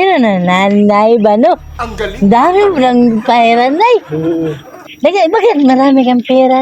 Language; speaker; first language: Filipino; non-native, local second language; Cebuano